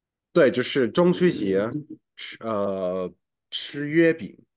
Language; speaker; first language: Chinese; non-native, fluent; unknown